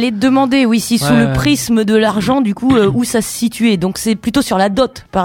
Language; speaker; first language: French; native; French